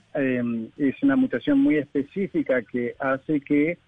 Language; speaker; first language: Spanish; native; Spanish